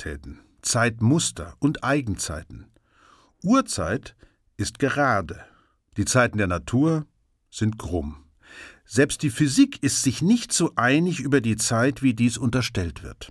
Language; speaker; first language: German; native; German